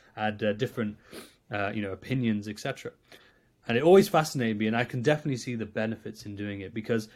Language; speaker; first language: English; native; English